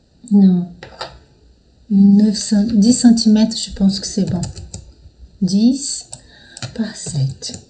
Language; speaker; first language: French; non-native, fluent; Portuguese